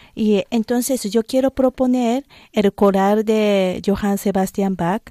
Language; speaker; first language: Spanish; non-native, fluent; Japanese